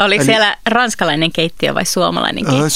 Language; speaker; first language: Finnish; native; Finnish